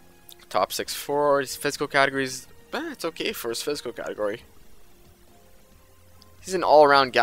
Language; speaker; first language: English; native; English